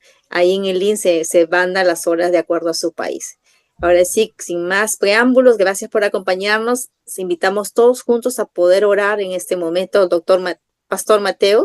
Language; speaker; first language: Spanish; native; Spanish